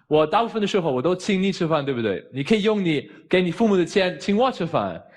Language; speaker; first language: Chinese; non-native, fluent; German